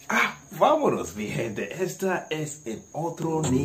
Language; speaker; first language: Spanish; non-native, learner; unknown